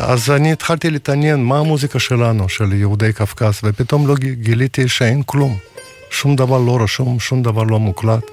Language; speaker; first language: Hebrew; non-native, fluent; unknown